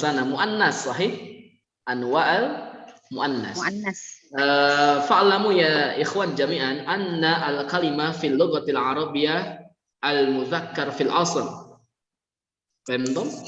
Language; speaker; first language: Arabic; non-native, fluent; Indonesian